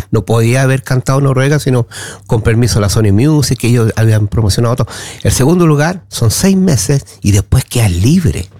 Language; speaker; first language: Spanish; native; Spanish